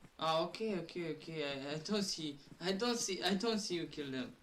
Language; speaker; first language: English; non-native, learner; Romanian